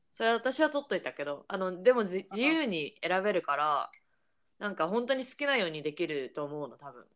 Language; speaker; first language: Japanese; native; Japanese